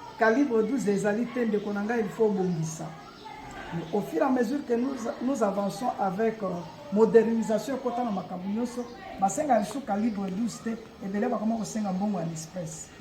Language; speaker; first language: Lingala; non-native, local second language; Luba-Lulua